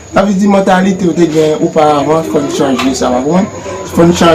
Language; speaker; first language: French; non-native, learner; Haitian Creole